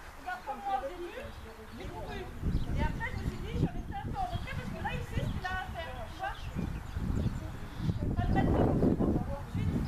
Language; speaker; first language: French; native; French